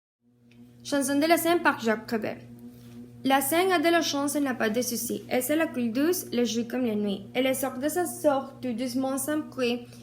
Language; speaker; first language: French; non-native, learner; Spanish